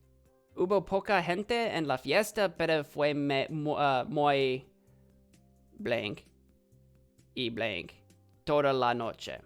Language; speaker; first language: Spanish; non-native, learner; English